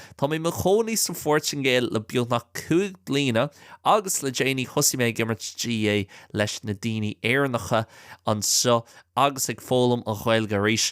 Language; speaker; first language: Irish; non-native, local second language; English